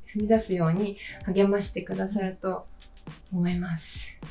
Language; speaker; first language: Japanese; native; Japanese